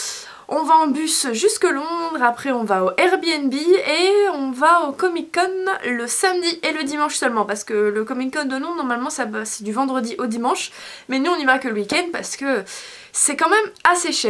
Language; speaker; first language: French; native; French